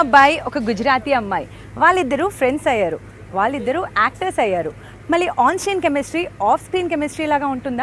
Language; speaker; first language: Telugu; native; Telugu